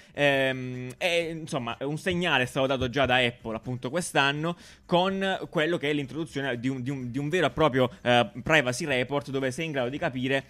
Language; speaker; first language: Italian; native; Italian